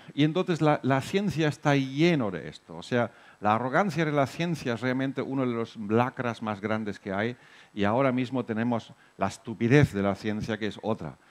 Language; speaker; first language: Spanish; non-native, fluent; German